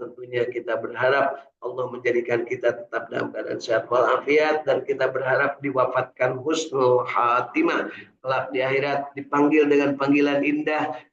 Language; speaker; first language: Indonesian; native; Indonesian